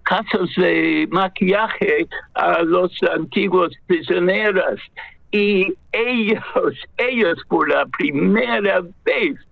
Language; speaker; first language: Spanish; non-native, fluent; English